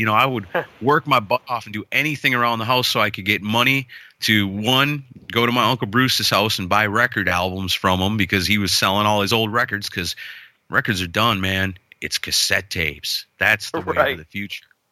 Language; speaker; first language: English; native; English